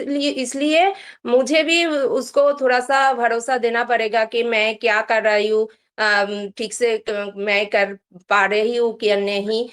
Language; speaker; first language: Hindi; non-native, local second language; Bangla